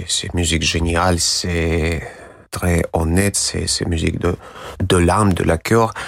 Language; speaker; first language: French; non-native, learner; Russian